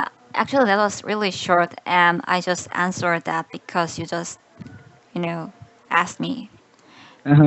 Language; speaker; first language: English; non-native, learner; Korean